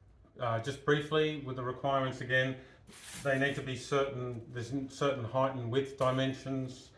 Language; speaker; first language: English; native; English